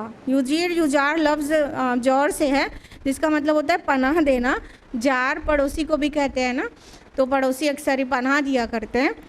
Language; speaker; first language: Urdu; native; Urdu